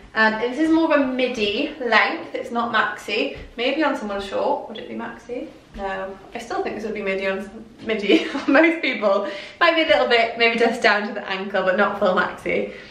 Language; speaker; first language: English; native; English